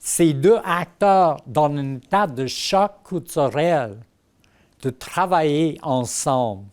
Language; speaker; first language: French; non-native, fluent; English